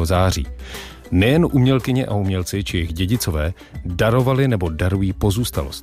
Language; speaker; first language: Czech; native; Czech